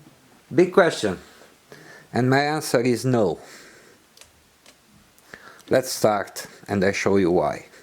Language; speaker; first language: English; non-native, learner; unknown